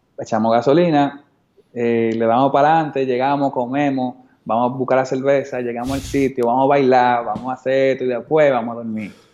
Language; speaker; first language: Spanish; native; Spanish